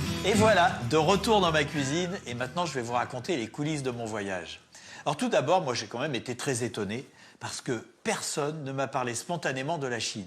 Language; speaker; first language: French; native; French